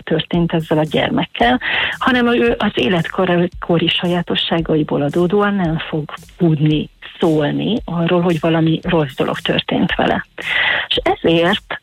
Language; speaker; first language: Hungarian; native; Hungarian